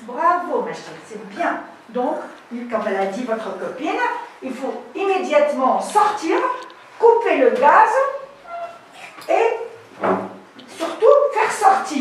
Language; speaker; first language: French; non-native, local second language; Arabic